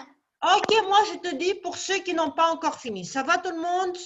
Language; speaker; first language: French; non-native, local second language; Arabic